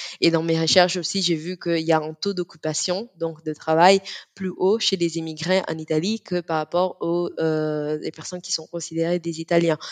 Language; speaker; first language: French; non-native, fluent; Italian